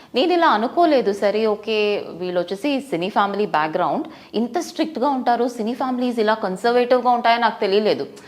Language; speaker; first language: Telugu; non-native, fluent; Tamil